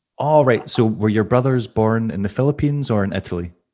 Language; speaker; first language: English; native; English